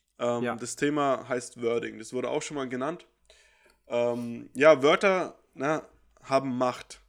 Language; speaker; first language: German; native; German